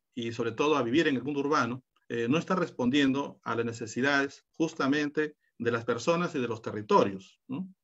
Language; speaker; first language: Spanish; native; Spanish